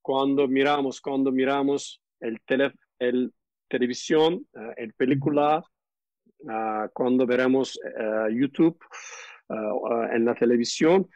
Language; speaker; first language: Spanish; non-native, learner; Turkish